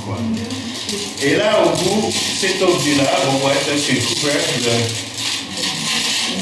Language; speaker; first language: French; non-native, fluent; English